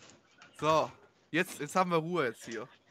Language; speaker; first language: German; native; German